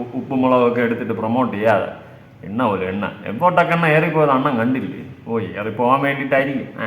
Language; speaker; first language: Malayalam; native; Malayalam